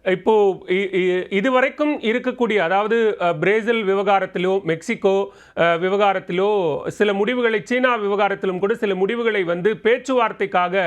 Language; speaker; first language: Tamil; native; Tamil